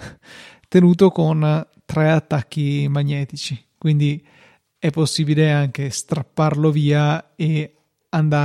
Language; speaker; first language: Italian; native; Italian